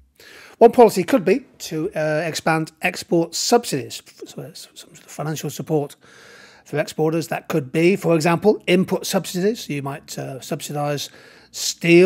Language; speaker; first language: English; native; English